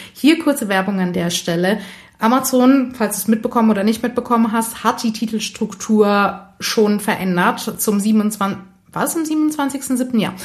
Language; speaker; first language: German; early bilingual, other home language; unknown